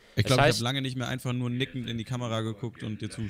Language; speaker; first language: German; native; German